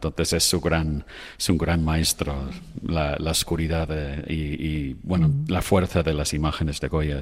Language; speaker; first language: Spanish; non-native, fluent; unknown